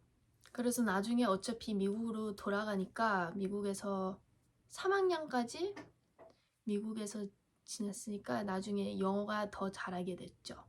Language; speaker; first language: Korean; early bilingual, heritage; English